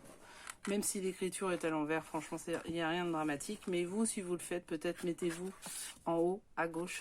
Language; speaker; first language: French; native; French